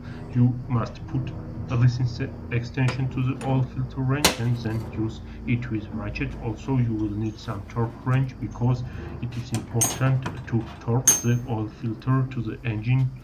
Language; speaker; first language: English; non-native, learner; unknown